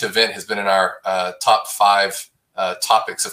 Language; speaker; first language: English; native; English